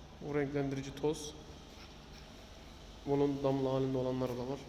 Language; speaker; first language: Turkish; native; Turkish